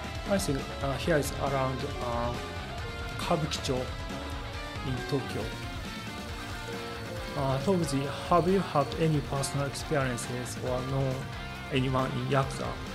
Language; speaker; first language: English; non-native, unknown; Japanese